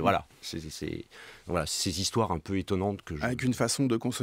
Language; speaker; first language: French; native; French